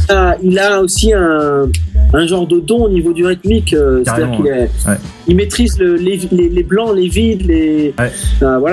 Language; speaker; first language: French; native; French